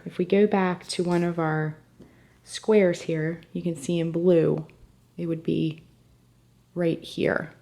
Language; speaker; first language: English; native; English